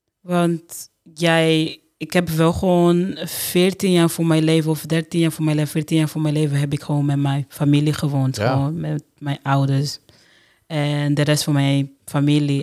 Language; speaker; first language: Dutch; non-native, fluent; Portuguese